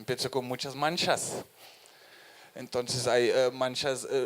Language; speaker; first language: Spanish; non-native, fluent; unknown